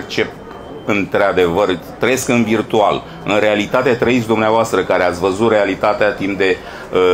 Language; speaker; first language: Romanian; native; Romanian